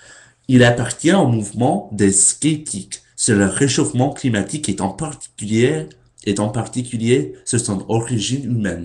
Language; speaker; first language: French; non-native, learner; English